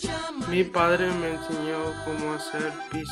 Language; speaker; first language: Spanish; non-native, learner; English